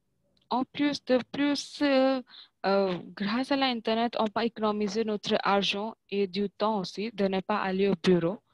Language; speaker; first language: French; non-native, fluent; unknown